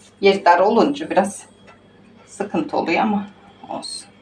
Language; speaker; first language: Turkish; native; Turkish